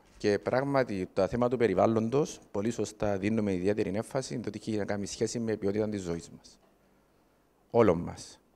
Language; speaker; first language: Greek; native; Greek